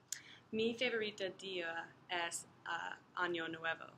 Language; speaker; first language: Spanish; non-native, learner; English